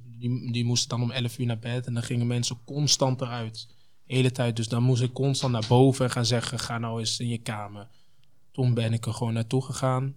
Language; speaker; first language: Dutch; early bilingual, other home language; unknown